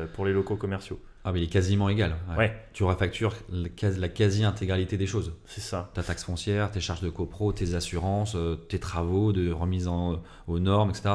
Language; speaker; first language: French; native; French